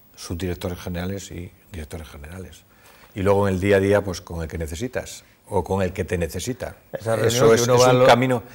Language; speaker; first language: Spanish; native; Spanish